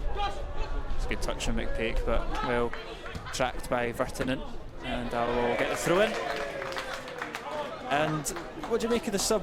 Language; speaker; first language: English; native; English